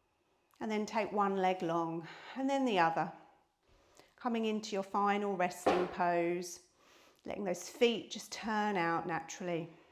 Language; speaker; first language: English; native; English